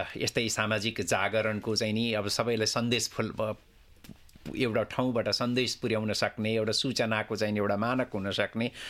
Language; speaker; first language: Nepali; native; Nepali